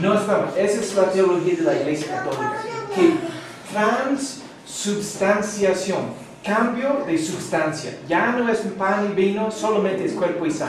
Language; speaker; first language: Spanish; non-native, fluent; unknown